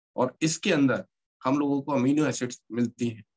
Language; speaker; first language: Hindi; native; Hindi